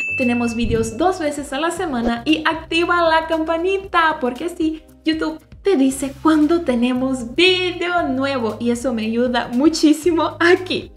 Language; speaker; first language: Spanish; non-native, fluent; Portuguese